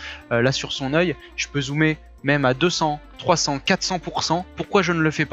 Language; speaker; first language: French; native; French